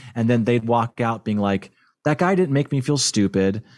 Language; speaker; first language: English; native; English